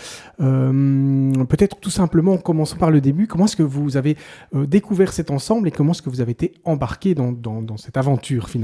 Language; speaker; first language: French; native; French